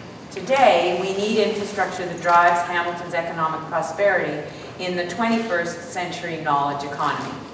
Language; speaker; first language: English; native; English